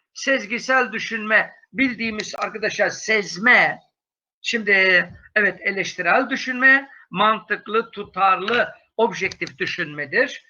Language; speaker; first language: Turkish; native; Turkish